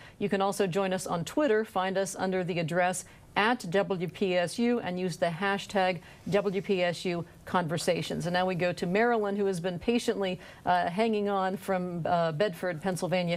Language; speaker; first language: English; native; English